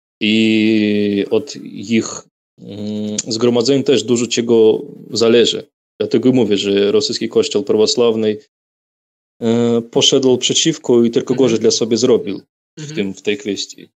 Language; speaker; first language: Polish; non-native, fluent; Russian